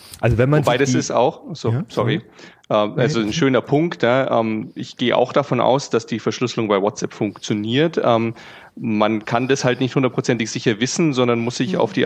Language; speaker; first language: German; native; German